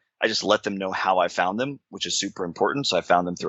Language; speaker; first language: English; native; English